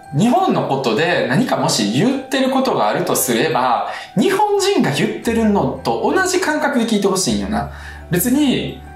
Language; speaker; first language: Japanese; early bilingual, other home language; Russian